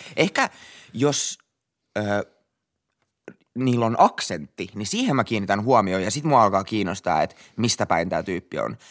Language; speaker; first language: Finnish; native; Finnish